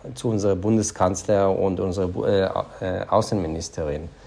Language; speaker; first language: German; non-native, fluent; Hebrew